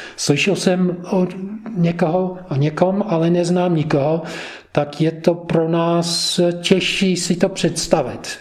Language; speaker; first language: Czech; non-native, fluent; English